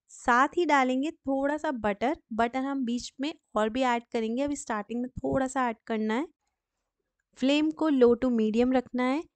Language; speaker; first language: Hindi; native; Hindi